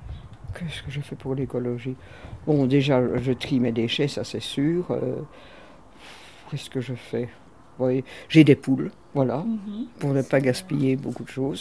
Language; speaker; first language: French; native; French